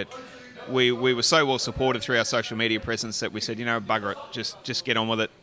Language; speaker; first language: English; native; English